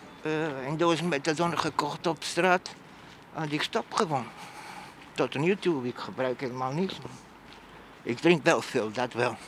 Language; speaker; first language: Dutch; non-native, fluent; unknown